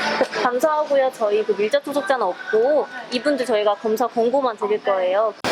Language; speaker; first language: Korean; native; Korean